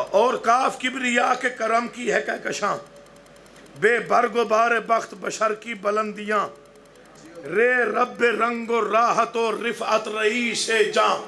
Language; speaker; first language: Urdu; non-native, local second language; Saraiki